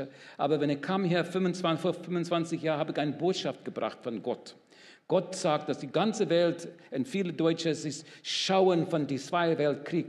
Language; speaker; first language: German; non-native, learner; English